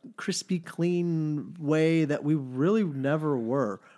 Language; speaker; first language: English; native; English